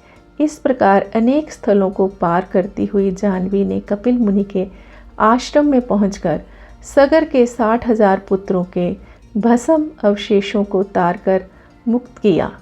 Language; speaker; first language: Hindi; native; Hindi